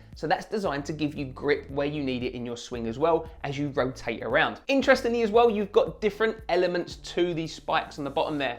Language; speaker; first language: English; native; English